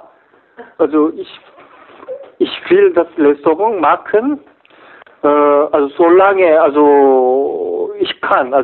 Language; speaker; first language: German; non-native, learner; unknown